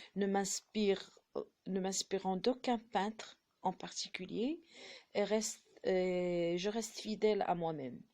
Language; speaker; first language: French; non-native, local second language; Arabic